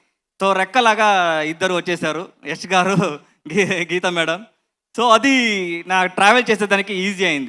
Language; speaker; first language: Telugu; non-native, learner; Kannada